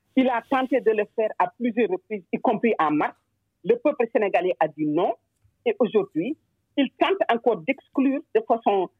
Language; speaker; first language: French; non-native, local second language; Wolof